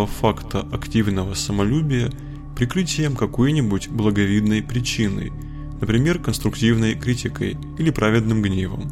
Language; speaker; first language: Russian; native; Russian